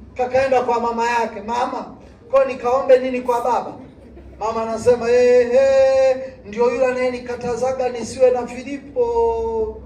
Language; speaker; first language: Swahili; native; Swahili